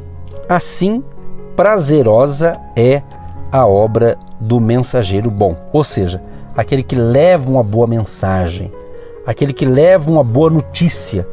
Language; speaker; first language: Portuguese; native; Portuguese